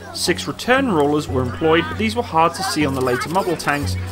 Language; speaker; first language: English; native; English